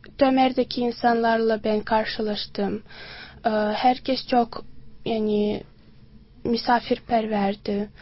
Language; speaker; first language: Turkish; non-native, learner; Swati